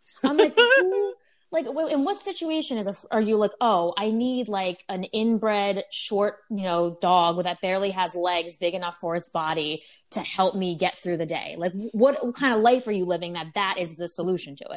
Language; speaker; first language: English; native; English